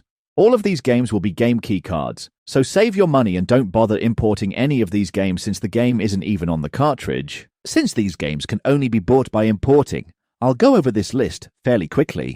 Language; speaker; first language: English; native; English